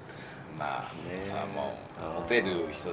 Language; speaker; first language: Japanese; native; Japanese